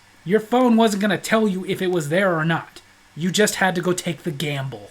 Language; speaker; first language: English; native; English